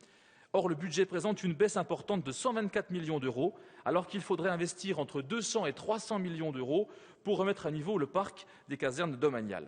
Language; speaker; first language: French; native; French